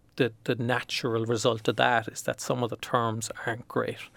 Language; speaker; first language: English; native; English